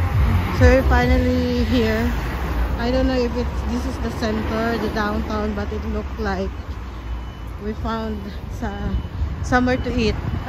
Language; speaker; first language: English; non-native, local second language; Filipino